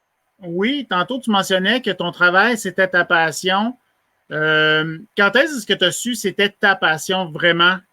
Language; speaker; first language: French; native; French